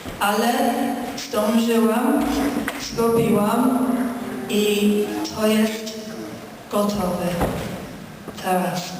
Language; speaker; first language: Polish; early bilingual, heritage; English